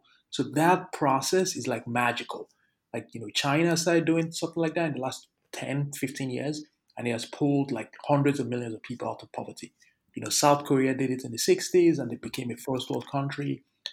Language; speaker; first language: English; non-native, local second language; Yoruba